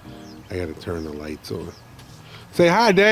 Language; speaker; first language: English; native; English